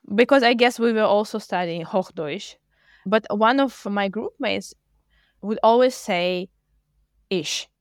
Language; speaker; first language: English; non-native, fluent; Russian